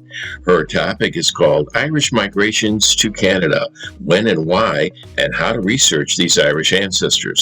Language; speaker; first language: English; native; English